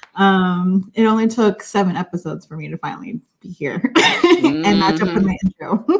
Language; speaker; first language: English; early bilingual, other home language; Spanish